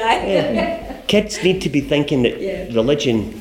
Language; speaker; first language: English; native; English